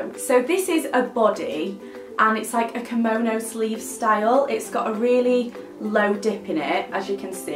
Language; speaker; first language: English; native; English